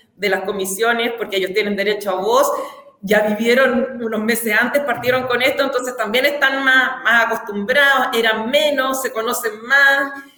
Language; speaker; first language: Spanish; native; Spanish